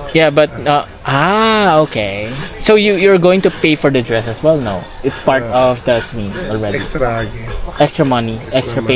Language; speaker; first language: English; non-native, local second language; Filipino